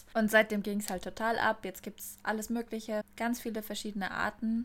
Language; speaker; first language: German; native; German